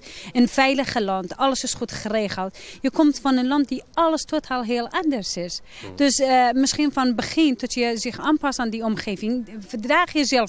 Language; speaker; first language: Dutch; non-native, fluent; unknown